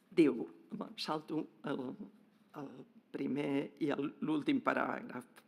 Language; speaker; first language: Catalan; native; Catalan